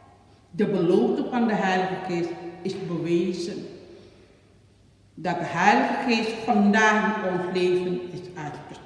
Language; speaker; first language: Dutch; non-native, learner; Indonesian